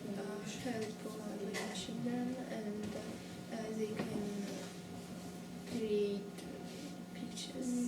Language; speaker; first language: English; non-native, fluent; Russian